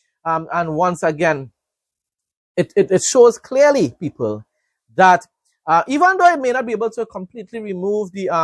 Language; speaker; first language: English; native; English